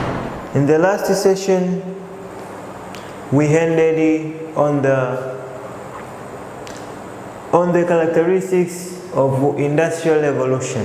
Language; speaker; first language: English; non-native, local second language; Swahili